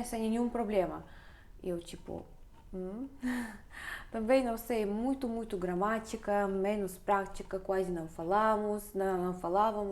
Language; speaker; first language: Portuguese; non-native, fluent; Russian